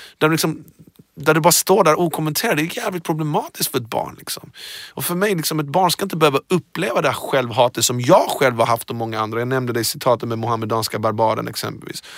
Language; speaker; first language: Swedish; early bilingual, other home language; Persian